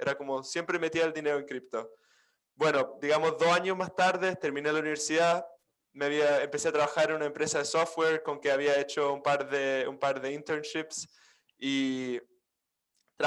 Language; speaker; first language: Spanish; non-native, fluent; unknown